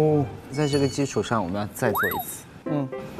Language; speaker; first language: Chinese; native; Chinese